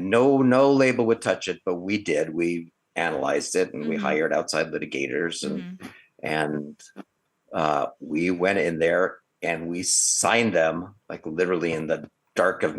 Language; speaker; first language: English; native; English